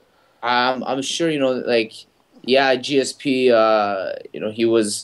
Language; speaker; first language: English; native; English